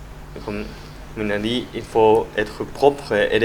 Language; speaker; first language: French; non-native, learner; Japanese